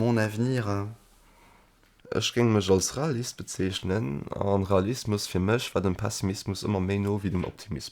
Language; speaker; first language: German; non-native, local second language; Luxembourgish